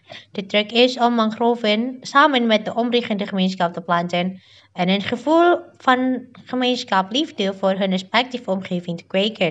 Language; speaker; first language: Dutch; non-native, learner; Indonesian